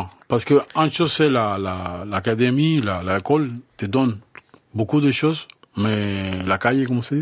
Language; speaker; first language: French; non-native, learner; Spanish